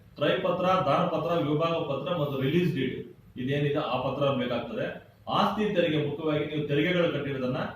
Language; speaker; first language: Kannada; native; Kannada